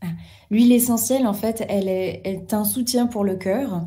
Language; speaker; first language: French; native; French